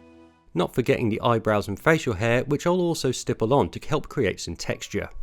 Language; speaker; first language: English; native; English